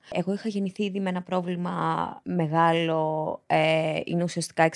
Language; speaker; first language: Greek; early bilingual, other home language; Albanian